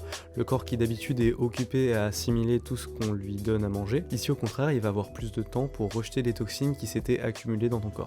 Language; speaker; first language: French; native; French